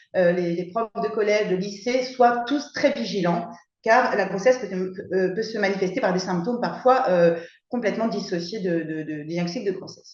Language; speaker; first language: French; native; French